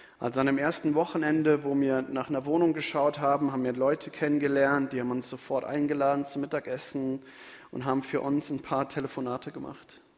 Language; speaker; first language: German; native; German